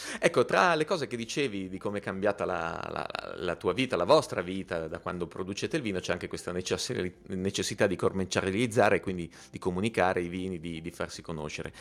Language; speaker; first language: Italian; native; Italian